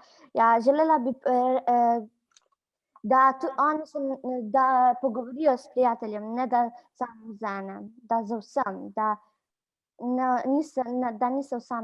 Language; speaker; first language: Slovenian; non-native, learner; Albanian